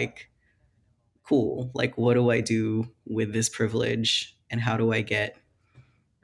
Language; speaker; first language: English; non-native, local second language; Filipino